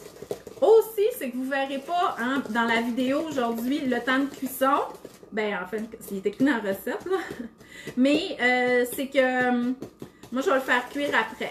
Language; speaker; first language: French; native; French